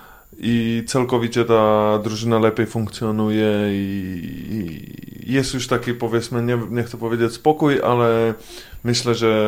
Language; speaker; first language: Polish; non-native, fluent; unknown